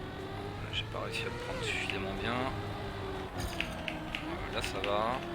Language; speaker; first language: French; native; French